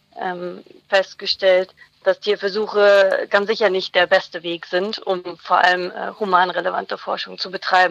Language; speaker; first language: German; native; German